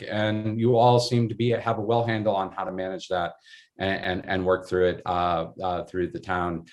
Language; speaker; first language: English; native; English